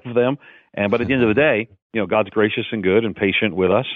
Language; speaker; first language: English; native; English